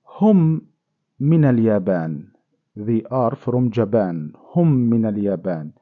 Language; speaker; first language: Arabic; non-native, fluent; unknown